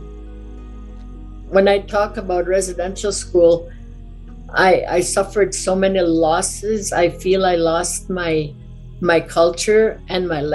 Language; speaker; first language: English; non-native, fluent; Cree